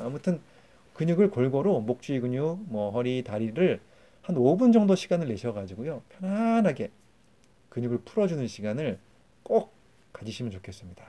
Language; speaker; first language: Korean; native; Korean